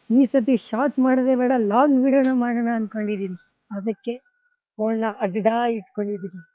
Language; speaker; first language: Kannada; non-native, local second language; Lambadi